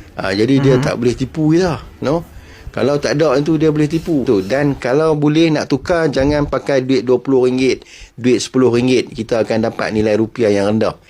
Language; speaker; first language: Malay; native; Malay